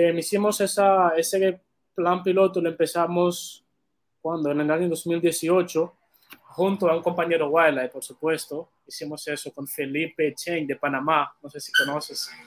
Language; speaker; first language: Spanish; non-native, fluent; Haitian Creole